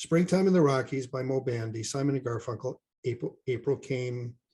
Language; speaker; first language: English; native; English